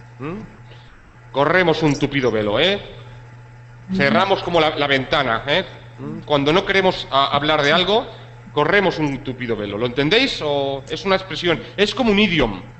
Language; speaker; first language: Spanish; native; Spanish